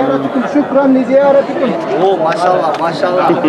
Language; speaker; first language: Arabic; non-native, learner; Kyrgyz